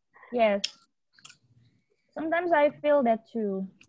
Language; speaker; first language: English; non-native, fluent; Indonesian